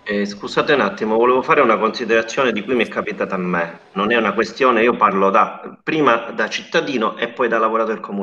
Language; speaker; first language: Italian; native; Italian